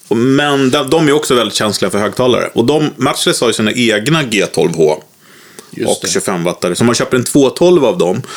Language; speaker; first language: Swedish; native; Swedish